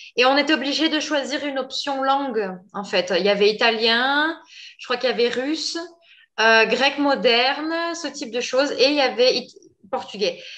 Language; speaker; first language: French; native; French